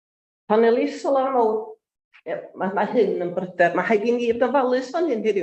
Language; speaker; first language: Welsh; native; Welsh